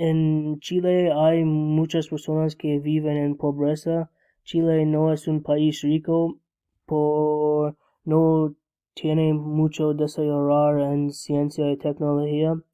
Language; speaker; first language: Spanish; non-native, learner; English